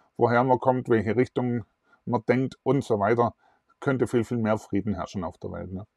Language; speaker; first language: German; native; German